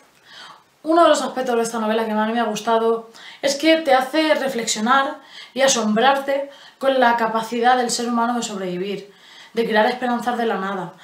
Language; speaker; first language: Spanish; native; Spanish